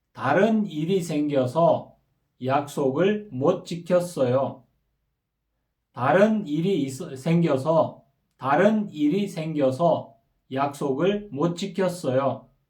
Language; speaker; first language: Korean; non-native, fluent; Kyrgyz